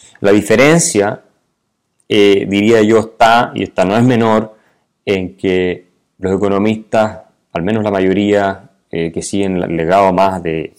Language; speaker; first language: Spanish; native; Spanish